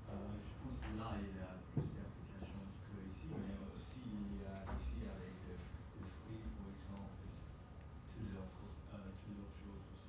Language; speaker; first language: French; non-native, learner; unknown